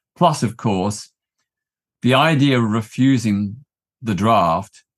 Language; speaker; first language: English; native; English